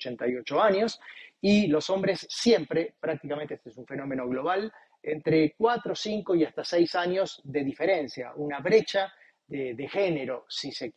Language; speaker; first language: Spanish; native; Spanish